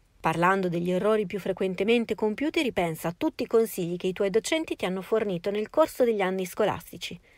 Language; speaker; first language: Italian; native; Italian